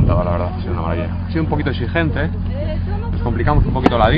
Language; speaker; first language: Spanish; native; Spanish